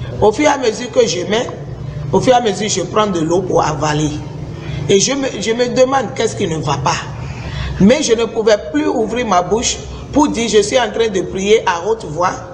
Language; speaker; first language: French; non-native, local second language; Susu